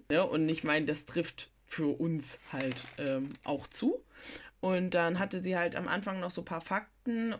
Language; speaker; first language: German; early bilingual, other home language; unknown